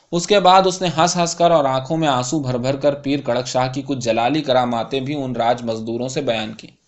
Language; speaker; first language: Urdu; native; Urdu